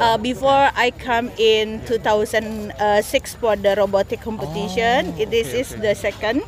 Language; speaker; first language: English; non-native, learner; Indonesian